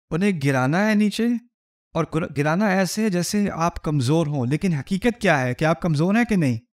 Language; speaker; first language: Urdu; native; Urdu